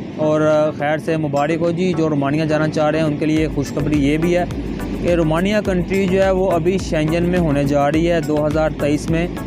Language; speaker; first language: Urdu; non-native, local second language; Punjabi